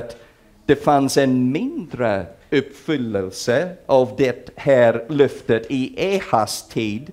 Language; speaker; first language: Swedish; non-native, fluent; English